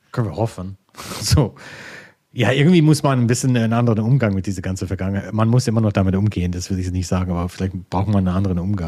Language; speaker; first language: German; non-native, fluent; English